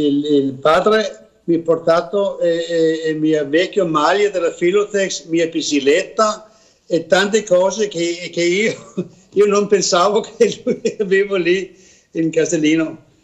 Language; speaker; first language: Italian; non-native, learner; Danish